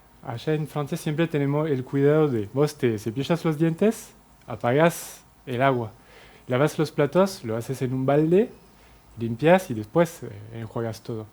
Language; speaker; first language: Spanish; non-native, fluent; French